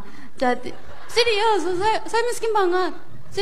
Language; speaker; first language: Indonesian; non-native, fluent; Korean